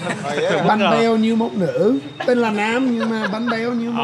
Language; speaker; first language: Vietnamese; non-native, learner; English